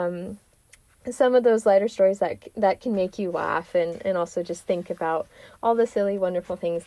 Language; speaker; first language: English; native; English